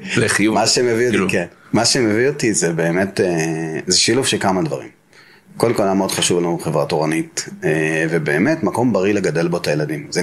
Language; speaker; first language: Hebrew; native; Hebrew